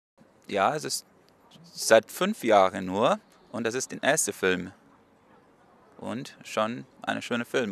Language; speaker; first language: German; non-native, learner; Portuguese